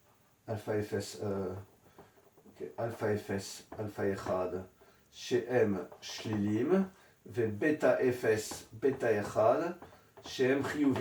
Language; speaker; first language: Hebrew; non-native, fluent; French